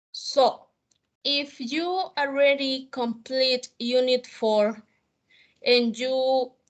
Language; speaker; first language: English; non-native, fluent; Spanish